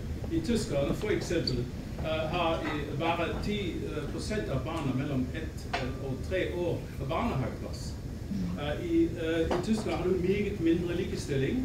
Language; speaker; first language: Norwegian; non-native, fluent; German